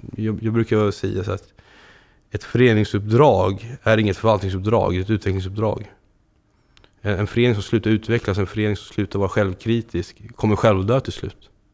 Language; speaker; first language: Swedish; native; Swedish